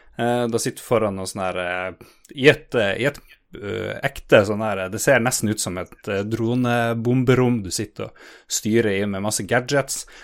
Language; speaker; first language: Norwegian; native; Norwegian